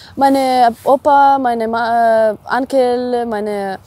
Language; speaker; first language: German; non-native, learner; Russian